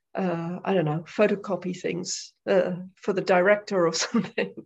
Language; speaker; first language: English; native; English